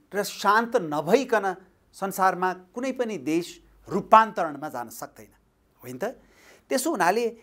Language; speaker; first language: Nepali; native; Nepali